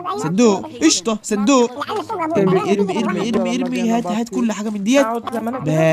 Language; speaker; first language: Arabic; native; Arabic